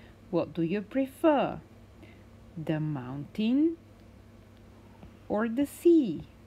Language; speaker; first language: English; non-native, fluent; Bulgarian